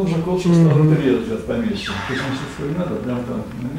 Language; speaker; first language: Russian; native; Russian